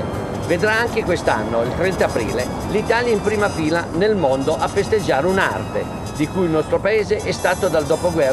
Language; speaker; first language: Italian; native; Italian